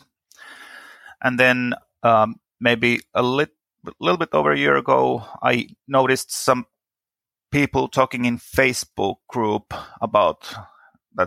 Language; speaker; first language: English; non-native, fluent; Finnish